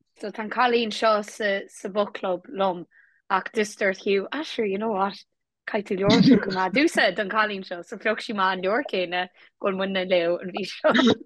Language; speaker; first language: Irish; non-native, local second language; English